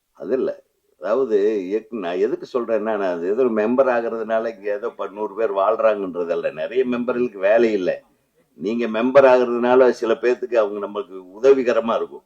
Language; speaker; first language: Tamil; native; Tamil